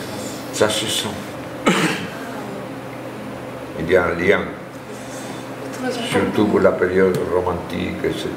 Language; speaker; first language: French; non-native, fluent; Spanish